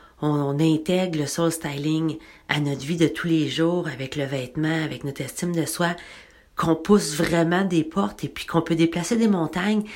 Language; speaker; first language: French; native; French